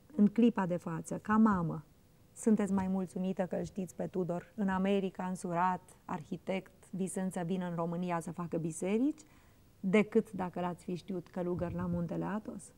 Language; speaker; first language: Romanian; native; Romanian